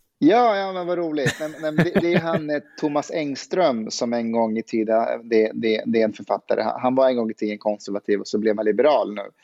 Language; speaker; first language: Swedish; early bilingual, other home language; Persian